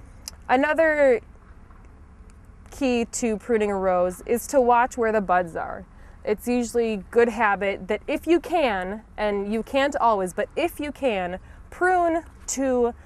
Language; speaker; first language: English; native; English